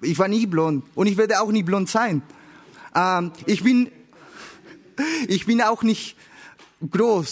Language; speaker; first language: German; non-native, learner; Spanish